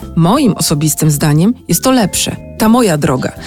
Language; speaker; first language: Polish; native; Polish